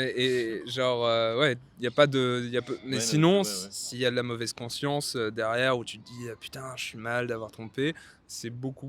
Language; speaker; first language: French; native; French